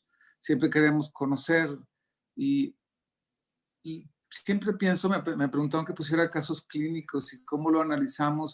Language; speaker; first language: Spanish; native; Spanish